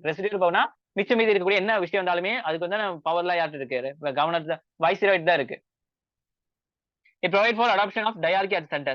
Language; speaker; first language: Tamil; native; Tamil